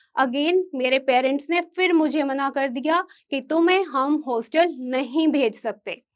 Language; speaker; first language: Hindi; native; Hindi